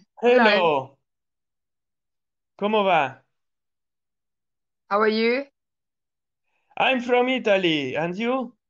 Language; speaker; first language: English; non-native, learner; Italian